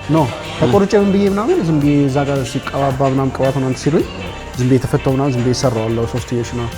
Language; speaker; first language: Amharic; native; Amharic